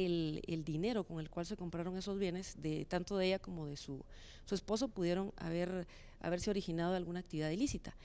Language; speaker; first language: Spanish; native; Spanish